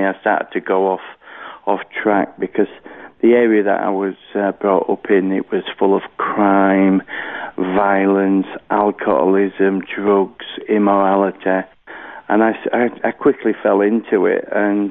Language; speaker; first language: English; native; English